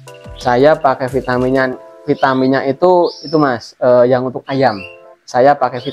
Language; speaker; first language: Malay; non-native, local second language; Javanese